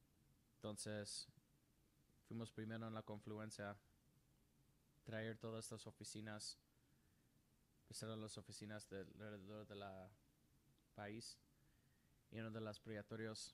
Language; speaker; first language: Spanish; non-native, learner; English